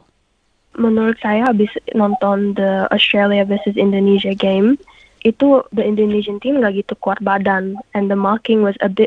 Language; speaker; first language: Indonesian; early bilingual, heritage; English